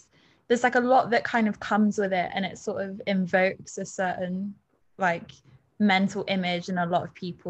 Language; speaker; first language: English; native; English